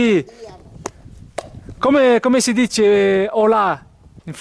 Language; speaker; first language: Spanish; non-native, learner; French